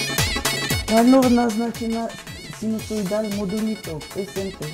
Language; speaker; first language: Russian; non-native, local second language; Armenian